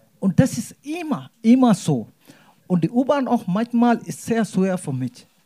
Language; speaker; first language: German; non-native, learner; Wolof